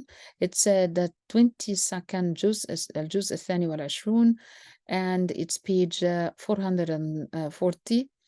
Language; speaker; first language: English; non-native, fluent; Arabic